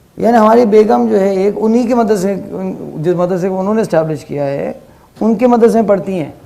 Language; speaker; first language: Urdu; native; Urdu